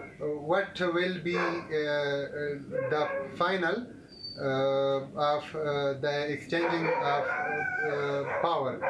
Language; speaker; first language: English; non-native, learner; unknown